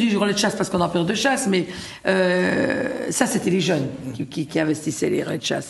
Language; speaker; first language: French; native; French